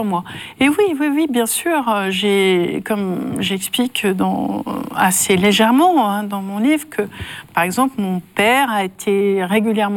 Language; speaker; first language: French; native; French